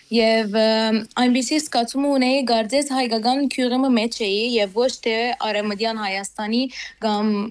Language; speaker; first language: Armenian; early bilingual, heritage; Armenian